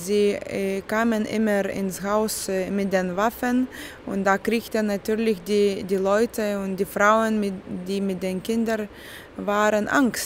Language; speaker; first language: German; non-native, fluent; Lithuanian